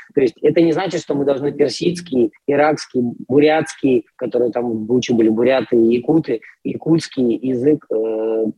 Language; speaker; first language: Russian; native; Russian